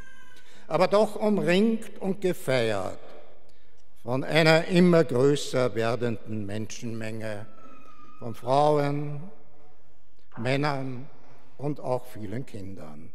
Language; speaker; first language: German; native; German